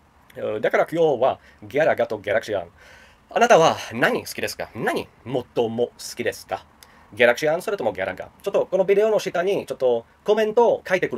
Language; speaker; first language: Japanese; non-native, learner; Czech